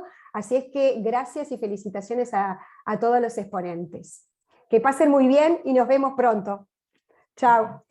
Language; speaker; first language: Spanish; native; Spanish